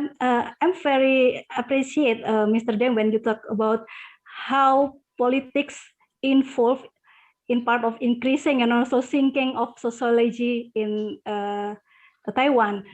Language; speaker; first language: English; non-native, learner; Indonesian